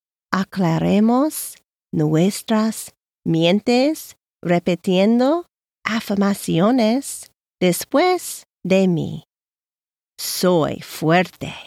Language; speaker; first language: Spanish; non-native, learner; English